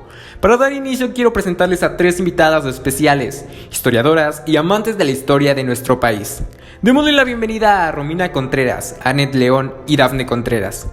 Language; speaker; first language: Spanish; native; Spanish